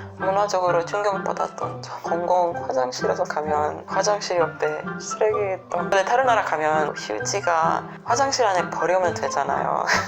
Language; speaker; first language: Korean; non-native, fluent; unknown